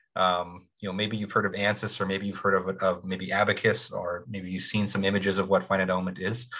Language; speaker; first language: English; native; English